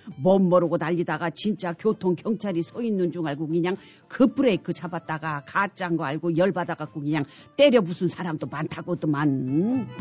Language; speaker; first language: Korean; native; Korean